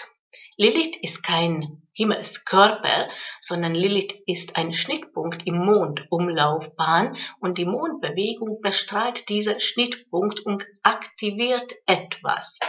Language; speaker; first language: German; non-native, fluent; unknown